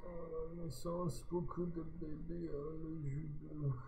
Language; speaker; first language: French; non-native, learner; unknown